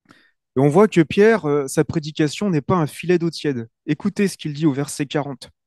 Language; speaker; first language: French; native; French